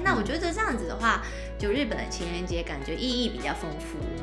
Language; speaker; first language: Chinese; non-native, local second language; Cantonese